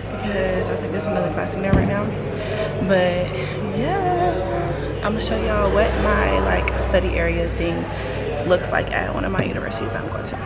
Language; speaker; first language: English; native; English